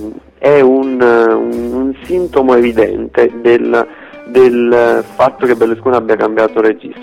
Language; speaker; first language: Italian; native; Italian